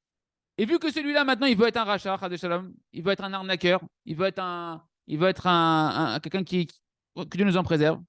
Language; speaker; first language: French; native; French